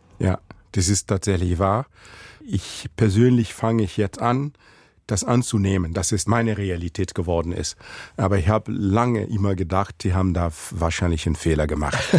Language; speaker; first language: German; non-native, fluent; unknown